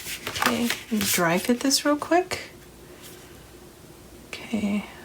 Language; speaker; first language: English; native; English